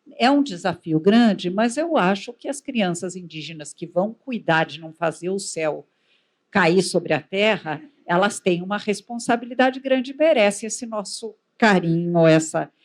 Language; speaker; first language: Portuguese; native; Portuguese